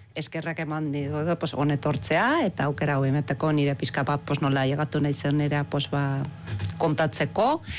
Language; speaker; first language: Basque; non-native, fluent; Swiss German